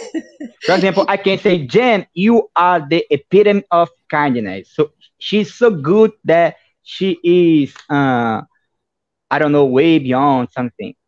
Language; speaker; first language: English; non-native, fluent; Portuguese